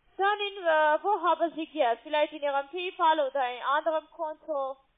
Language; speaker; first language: German; non-native, learner; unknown